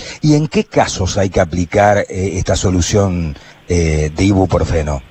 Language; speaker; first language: Spanish; native; Spanish